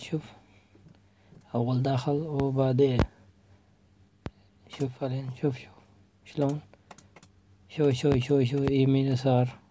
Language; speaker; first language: Arabic; non-native, learner; Urdu